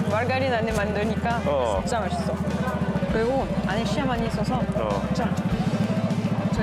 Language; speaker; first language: Korean; non-native, learner; French